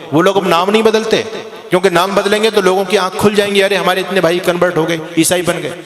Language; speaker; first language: Hindi; native; Hindi